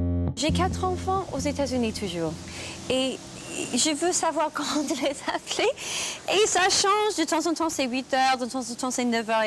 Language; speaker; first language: French; non-native, learner; English